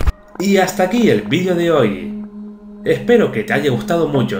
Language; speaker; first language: Spanish; native; Spanish